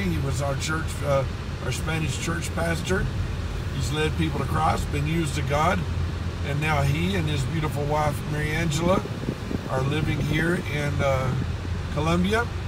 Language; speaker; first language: English; native; English